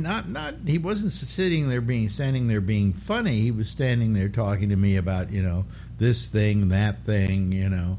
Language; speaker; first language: English; native; English